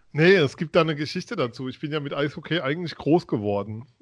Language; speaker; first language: German; native; German